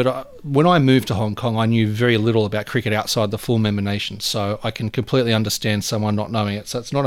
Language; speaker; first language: English; native; English